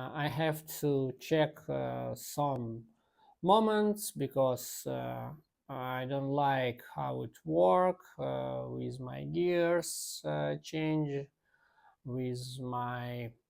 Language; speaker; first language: English; non-native, learner; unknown